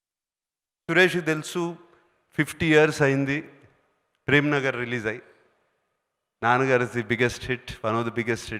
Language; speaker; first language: Telugu; native; Telugu